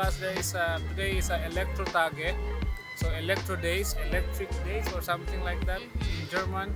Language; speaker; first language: English; non-native, local second language; Filipino